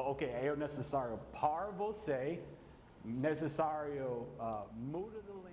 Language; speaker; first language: Portuguese; non-native, learner; English